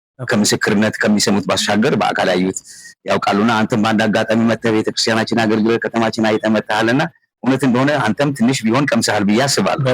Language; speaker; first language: Amharic; non-native, local second language; Sebat Bet Gurage